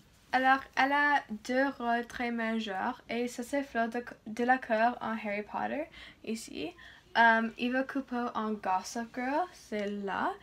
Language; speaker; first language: French; non-native, learner; English